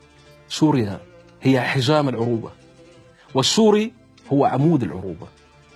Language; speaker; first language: Arabic; native; Arabic